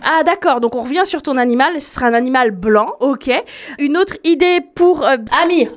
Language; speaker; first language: French; native; French